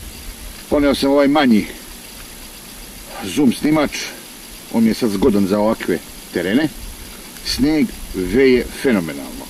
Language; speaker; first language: Serbian; native; Serbian